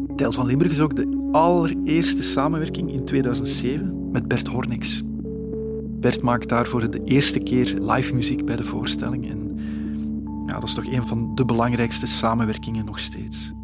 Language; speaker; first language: Dutch; native; Dutch